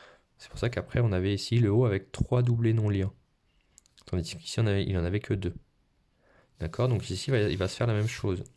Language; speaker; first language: French; native; French